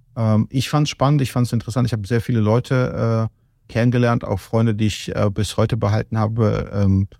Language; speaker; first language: German; non-native, fluent; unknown